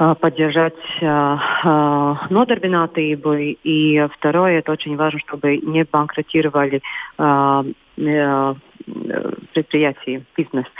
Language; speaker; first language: Russian; non-native, local second language; Latvian